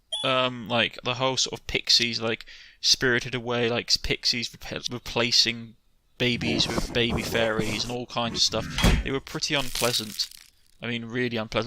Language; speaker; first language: English; native; English